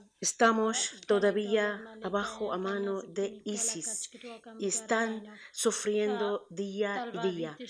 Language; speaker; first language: Spanish; non-native, learner; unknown